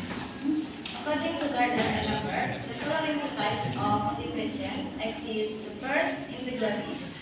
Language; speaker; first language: English; non-native, learner; Indonesian